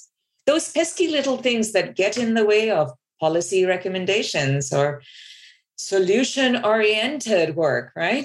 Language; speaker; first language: English; non-native, local second language; Bangla